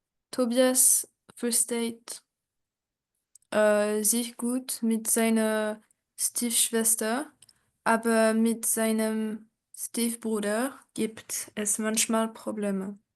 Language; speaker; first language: German; non-native, learner; French